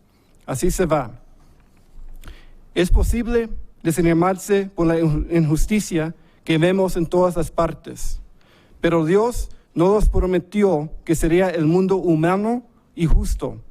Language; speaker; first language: Spanish; early bilingual, heritage; English